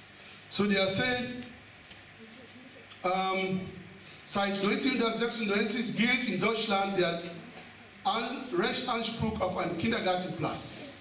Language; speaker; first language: German; non-native, fluent; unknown